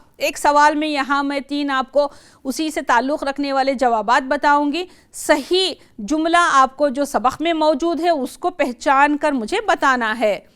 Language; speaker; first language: Urdu; native; Urdu